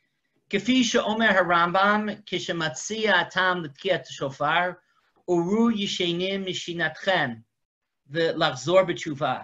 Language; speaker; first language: Hebrew; non-native, fluent; English